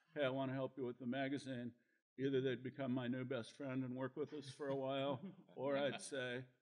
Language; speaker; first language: English; native; English